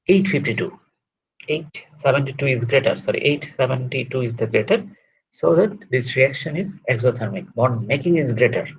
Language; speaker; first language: English; non-native, local second language; Bangla